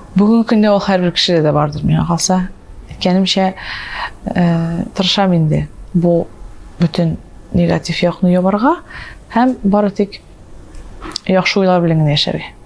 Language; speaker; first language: Tatar; native; Tatar